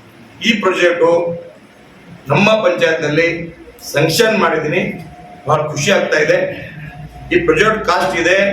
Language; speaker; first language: Kannada; non-native, local second language; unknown